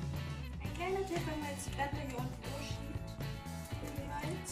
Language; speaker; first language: German; native; German